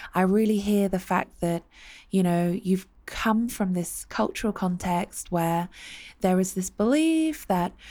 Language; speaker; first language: English; native; English